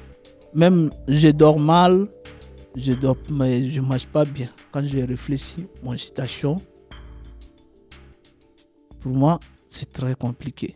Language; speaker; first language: French; non-native, learner; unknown